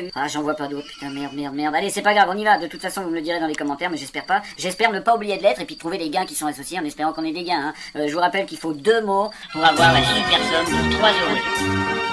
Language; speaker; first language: French; native; French